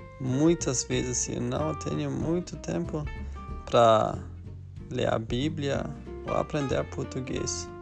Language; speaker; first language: Portuguese; non-native, learner; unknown